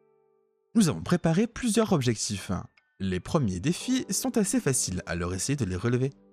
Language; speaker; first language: French; native; French